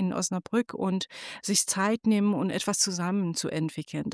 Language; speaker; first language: German; non-native, fluent; Persian